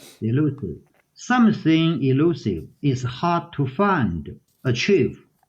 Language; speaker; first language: English; non-native, learner; Chinese